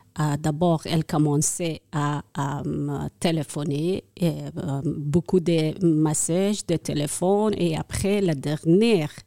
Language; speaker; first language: French; non-native, learner; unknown